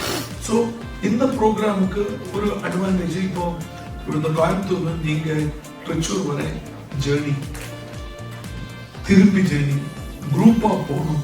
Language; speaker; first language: Tamil; non-native, local second language; Malayalam